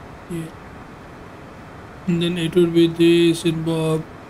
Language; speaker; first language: English; non-native, local second language; Hindi